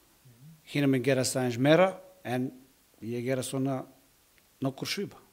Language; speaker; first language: Icelandic; non-native, learner; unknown